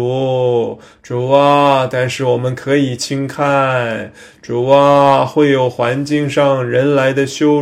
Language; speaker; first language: Chinese; native; Chinese